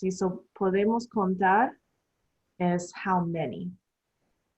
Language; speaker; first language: Spanish; non-native, learner; English